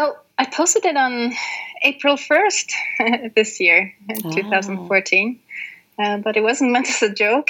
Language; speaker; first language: English; non-native, fluent; Norwegian